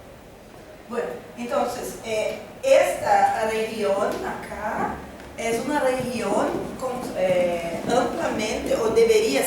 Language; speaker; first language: Spanish; non-native, fluent; Portuguese